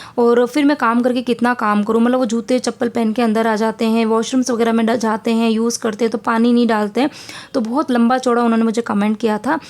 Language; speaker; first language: Hindi; native; Hindi